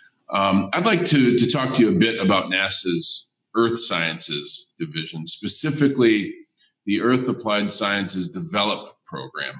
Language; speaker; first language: English; native; English